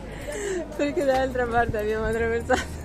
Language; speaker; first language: Italian; non-native, learner; Russian